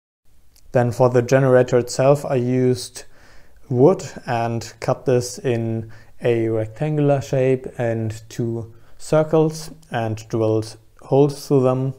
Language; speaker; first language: English; non-native, fluent; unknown